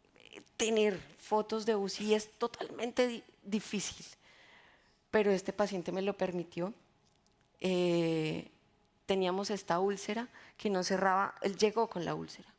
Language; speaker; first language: Spanish; native; Spanish